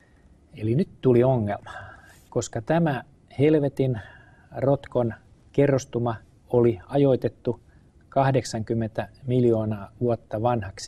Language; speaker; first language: Finnish; native; Finnish